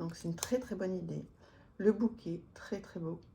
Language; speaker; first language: French; native; French